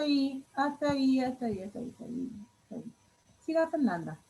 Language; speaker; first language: Spanish; native; Spanish